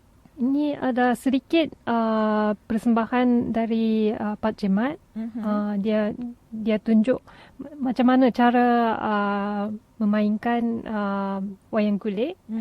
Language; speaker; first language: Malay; non-native, fluent; Japanese